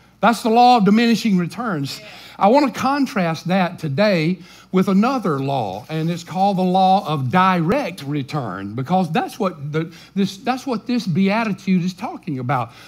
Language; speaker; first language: English; native; English